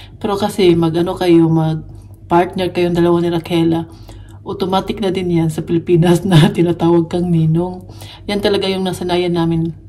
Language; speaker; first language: Filipino; non-native, local second language; Cebuano